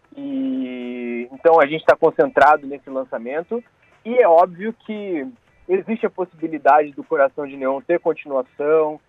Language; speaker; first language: Portuguese; native; Portuguese